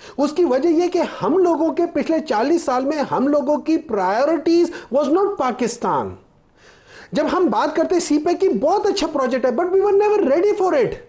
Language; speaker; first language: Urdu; non-native, local second language; Pashto